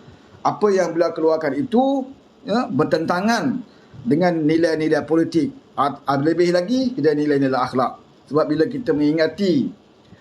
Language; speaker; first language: Malay; native; Malay